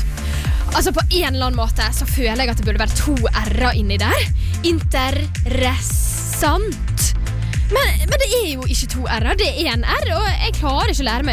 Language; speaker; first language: Norwegian; native; Norwegian